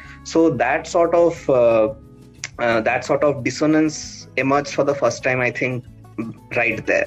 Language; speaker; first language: English; non-native, local second language; Odia